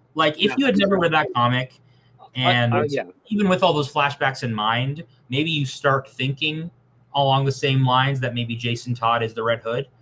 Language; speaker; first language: English; native; English